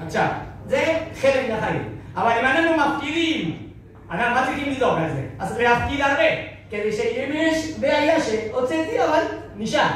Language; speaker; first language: Hebrew; non-native, fluent; Spanish